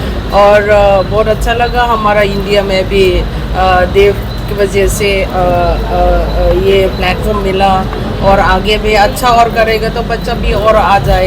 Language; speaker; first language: Hindi; non-native, local second language; Manipuri